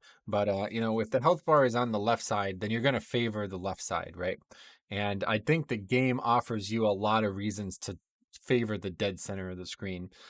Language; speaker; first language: English; native; English